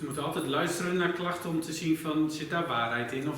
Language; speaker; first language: Dutch; native; Dutch